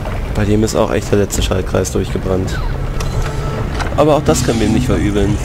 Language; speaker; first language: German; native; German